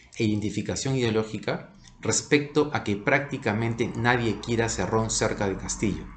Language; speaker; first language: Spanish; native; Spanish